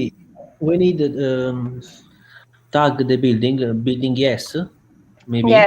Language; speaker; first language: English; non-native, learner; Italian